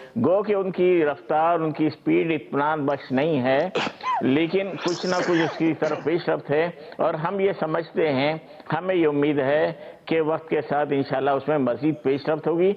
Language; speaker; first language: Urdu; native; Urdu